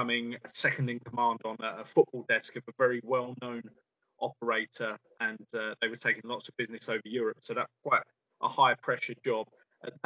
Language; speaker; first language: English; native; English